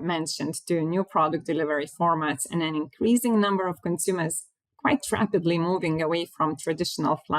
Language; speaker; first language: English; non-native, fluent; Lithuanian